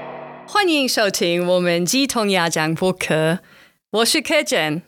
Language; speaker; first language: Chinese; non-native, fluent; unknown